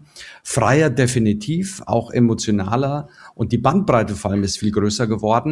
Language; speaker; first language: German; native; German